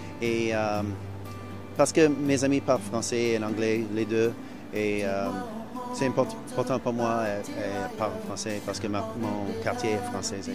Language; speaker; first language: French; non-native, learner; English